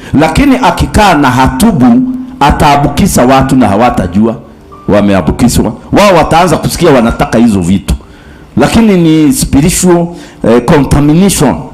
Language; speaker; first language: Swahili; native; Swahili